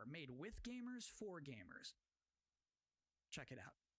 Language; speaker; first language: English; native; English